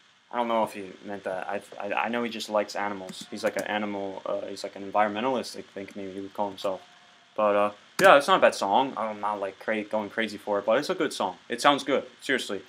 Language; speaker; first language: English; native; English